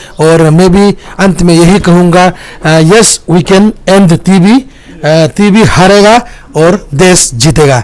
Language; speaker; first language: Hindi; non-native, local second language; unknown